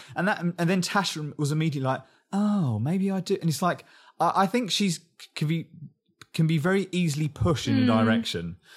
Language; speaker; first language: English; native; English